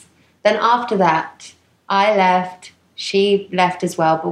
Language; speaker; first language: English; native; English